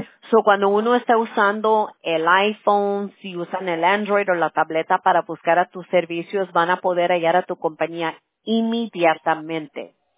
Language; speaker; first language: Spanish; early bilingual, heritage; Spanish